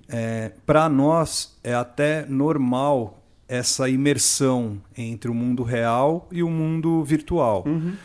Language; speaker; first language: Portuguese; native; Portuguese